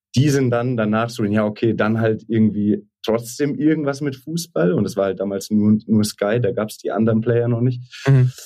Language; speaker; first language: German; native; German